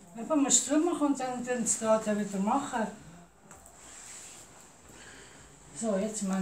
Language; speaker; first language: German; early bilingual, other home language; Italian